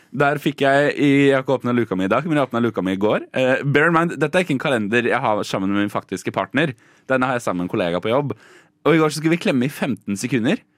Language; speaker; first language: Norwegian; native; Norwegian